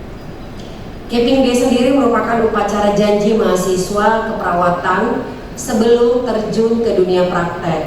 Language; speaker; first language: Indonesian; native; Indonesian